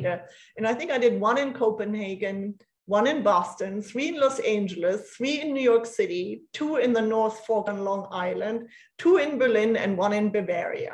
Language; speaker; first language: English; non-native, fluent; German